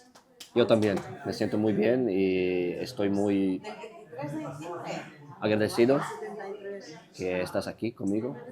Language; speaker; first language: Spanish; non-native, learner; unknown